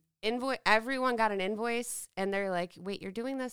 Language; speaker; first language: English; native; English